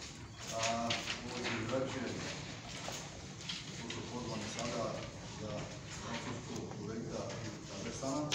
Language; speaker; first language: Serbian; non-native, learner; Bulgarian